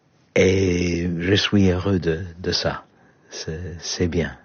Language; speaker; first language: French; non-native, learner; Polish